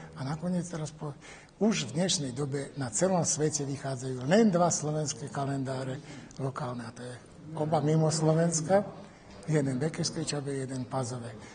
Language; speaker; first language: Slovak; native; Slovak